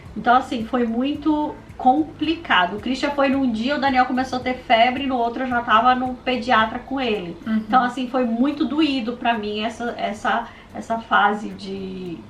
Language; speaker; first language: Portuguese; native; Portuguese